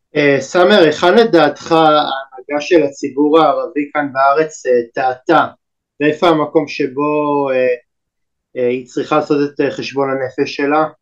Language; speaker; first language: Hebrew; native; Hebrew